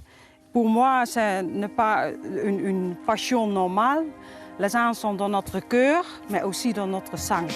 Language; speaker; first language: French; non-native, learner; Dutch